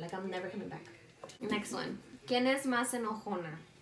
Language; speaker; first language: Spanish; early bilingual, other home language; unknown